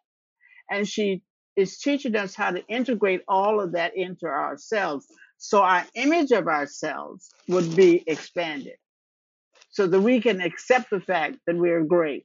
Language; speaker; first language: English; native; English